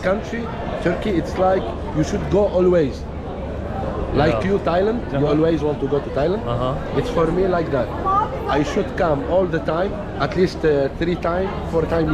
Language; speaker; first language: English; non-native, learner; Turkish